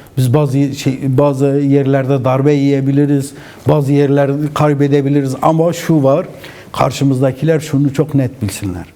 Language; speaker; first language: Turkish; non-native, local second language; Kurdish